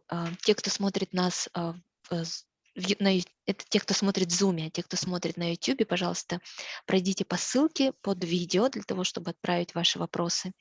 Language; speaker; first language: Russian; native; Russian